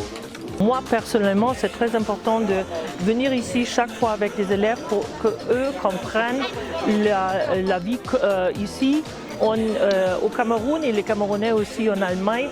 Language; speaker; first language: French; non-native, fluent; German